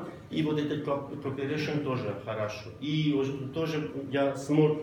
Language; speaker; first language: Russian; non-native, local second language; Armenian